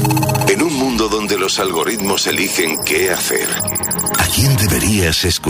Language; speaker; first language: Spanish; native; Spanish